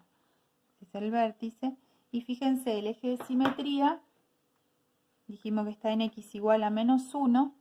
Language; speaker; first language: Spanish; native; Spanish